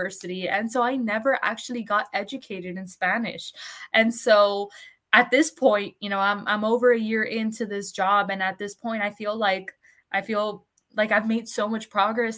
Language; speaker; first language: English; early bilingual, other home language; Spanish